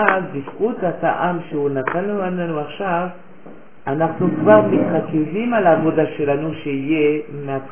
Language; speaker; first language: Hebrew; non-native, fluent; French